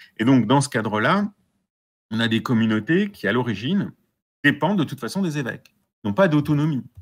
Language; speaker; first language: French; native; French